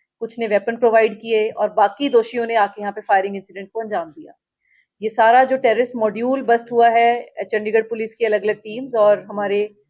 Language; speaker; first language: Hindi; non-native, local second language; Punjabi